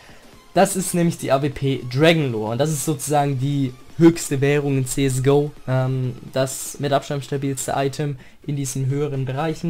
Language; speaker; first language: German; native; German